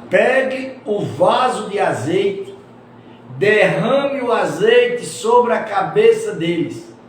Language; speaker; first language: Portuguese; native; Portuguese